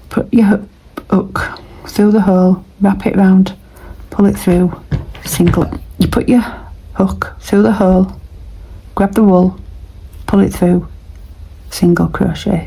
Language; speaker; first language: English; native; English